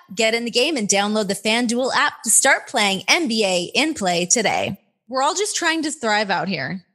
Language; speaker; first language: English; native; English